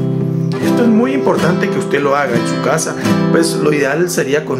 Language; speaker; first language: Spanish; native; Spanish